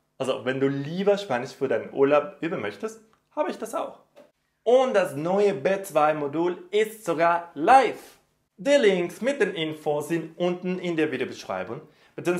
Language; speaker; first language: German; non-native, fluent; Spanish